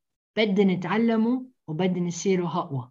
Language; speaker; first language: Arabic; early bilingual, heritage; Arabic